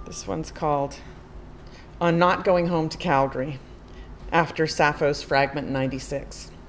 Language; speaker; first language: English; native; English